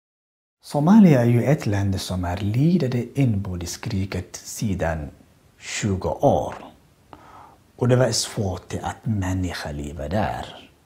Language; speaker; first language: Swedish; non-native, learner; Somali